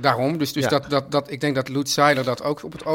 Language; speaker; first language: Dutch; native; Dutch